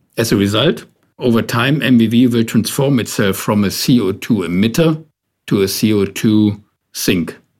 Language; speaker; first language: English; non-native, fluent; German